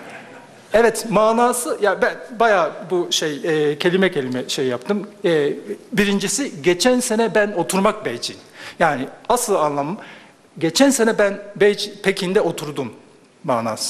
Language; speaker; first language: Turkish; non-native, fluent; Japanese